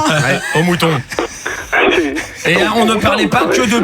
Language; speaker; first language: French; native; French